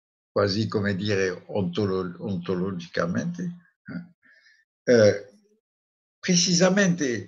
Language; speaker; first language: Italian; non-native, fluent; French